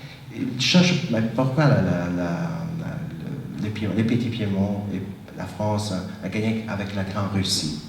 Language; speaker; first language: French; non-native, fluent; Italian